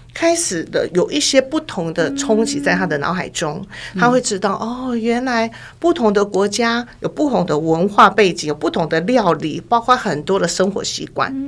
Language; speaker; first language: Chinese; native; Chinese